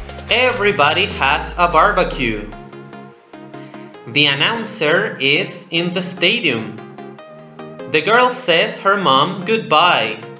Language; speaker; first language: English; non-native, fluent; Spanish